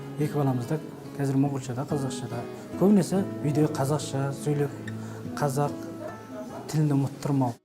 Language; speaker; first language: Kazakh; early bilingual, heritage; Kazakh